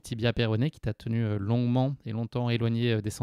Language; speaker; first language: French; native; French